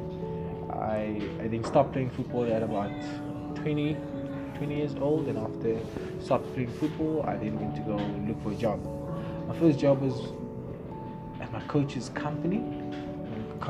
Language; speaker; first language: English; non-native, local second language; Xhosa